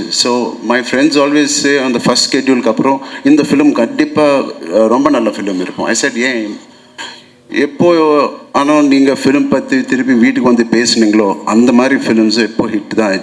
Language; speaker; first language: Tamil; non-native, learner; Telugu